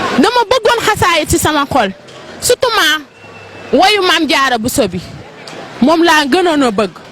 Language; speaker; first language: Wolof; non-native, local second language; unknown